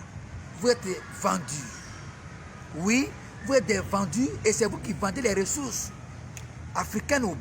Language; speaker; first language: French; native; French